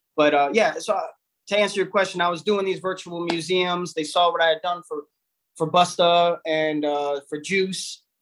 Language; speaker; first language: English; native; English